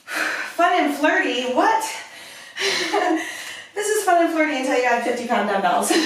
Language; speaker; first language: English; native; English